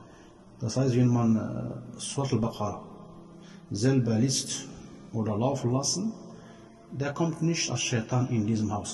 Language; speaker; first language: German; non-native, fluent; Arabic